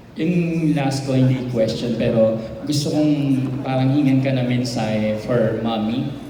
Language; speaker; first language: Filipino; native; Filipino